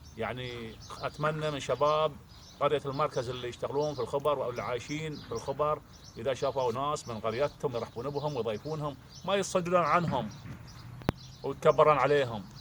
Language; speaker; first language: Arabic; native; Arabic